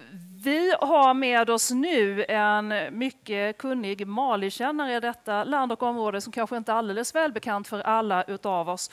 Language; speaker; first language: Swedish; native; Swedish